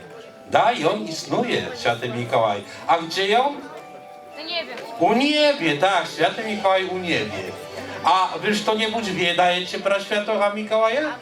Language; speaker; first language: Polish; non-native, learner; Belarusian